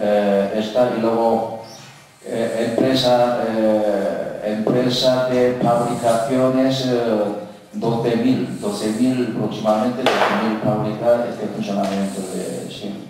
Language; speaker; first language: Spanish; non-native, learner; Korean